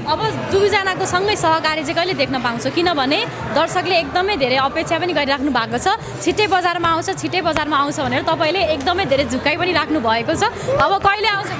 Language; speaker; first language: Nepali; native; Nepali